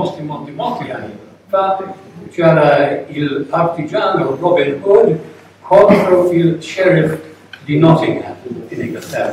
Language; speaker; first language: Italian; non-native, learner; English